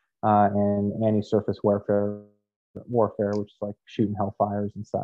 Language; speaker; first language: English; native; English